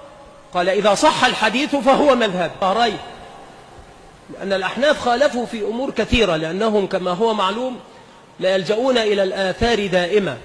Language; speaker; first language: Arabic; native; Arabic